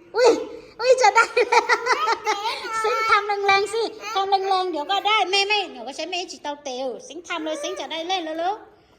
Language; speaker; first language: Thai; non-native, local second language; Hmong